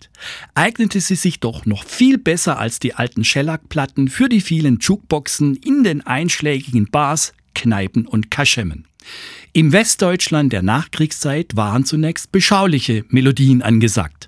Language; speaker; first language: German; native; German